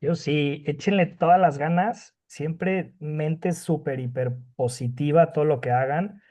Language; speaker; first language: Spanish; native; Spanish